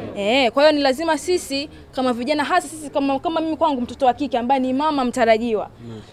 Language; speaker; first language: Swahili; native; Swahili